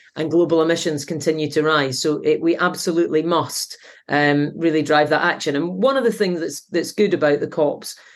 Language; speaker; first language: English; native; English